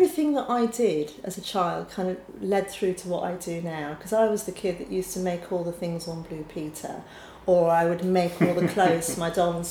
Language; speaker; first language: English; native; English